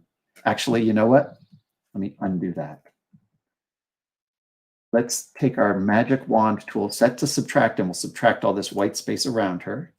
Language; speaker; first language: English; native; English